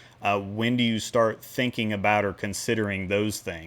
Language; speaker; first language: English; native; English